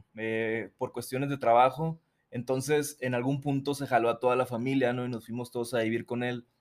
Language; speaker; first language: Spanish; native; Spanish